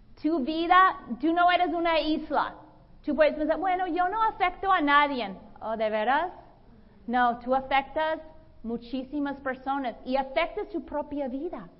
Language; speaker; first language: Spanish; non-native, fluent; English